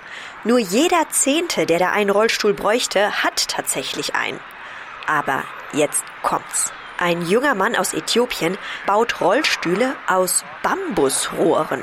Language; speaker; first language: German; native; German